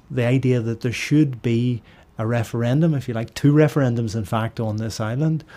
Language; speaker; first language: English; native; English